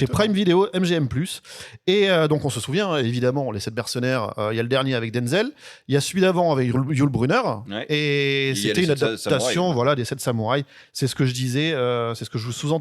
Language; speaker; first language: French; native; French